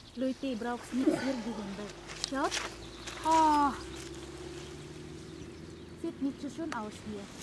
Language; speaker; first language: German; non-native, learner; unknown